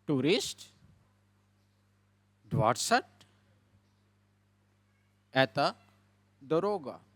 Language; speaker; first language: Russian; non-native, learner; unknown